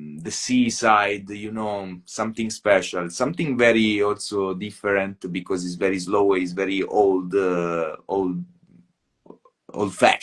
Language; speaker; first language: English; non-native, fluent; Italian